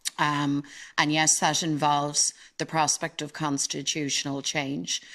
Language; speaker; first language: English; native; English